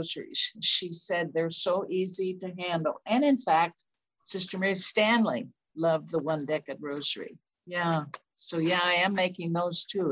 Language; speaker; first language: English; native; English